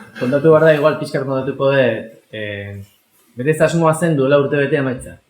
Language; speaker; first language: Basque; native; Basque